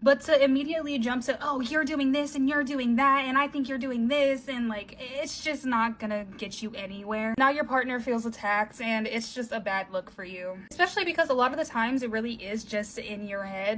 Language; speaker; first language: English; native; English